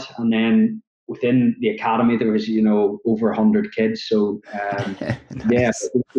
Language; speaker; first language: English; native; English